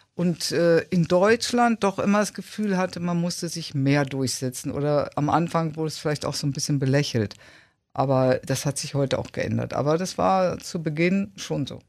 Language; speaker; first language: German; native; German